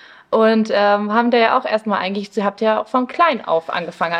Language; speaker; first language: German; early bilingual, other home language; Spanish